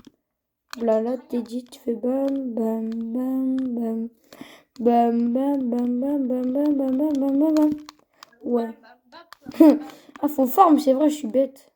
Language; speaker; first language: French; native; French